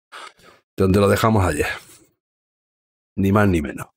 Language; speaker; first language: Spanish; native; Spanish